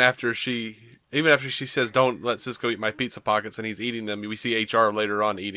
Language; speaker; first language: English; native; English